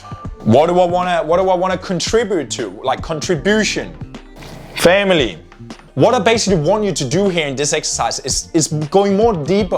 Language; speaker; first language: English; non-native, fluent; Danish